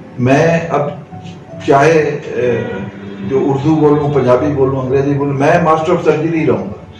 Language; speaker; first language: Urdu; non-native, local second language; Punjabi